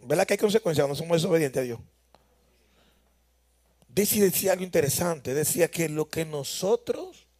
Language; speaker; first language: Spanish; native; Spanish